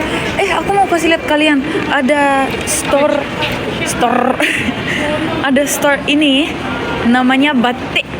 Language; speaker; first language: Indonesian; non-native, learner; Turkish